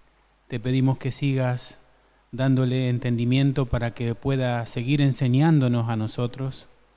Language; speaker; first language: Spanish; native; Spanish